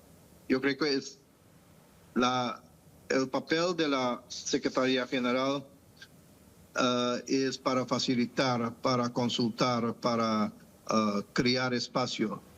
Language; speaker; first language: Spanish; non-native, fluent; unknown